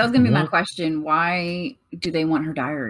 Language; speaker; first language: English; native; English